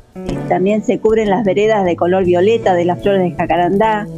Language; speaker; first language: Spanish; native; Spanish